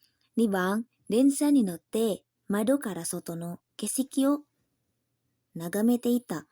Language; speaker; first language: Japanese; non-native, learner; Indonesian